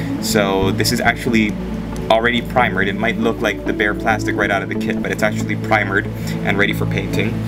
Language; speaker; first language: English; native; English